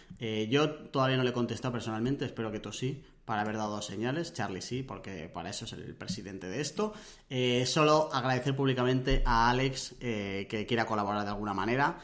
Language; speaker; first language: Spanish; native; Spanish